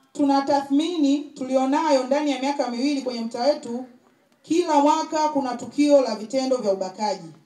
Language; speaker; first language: Swahili; native; Swahili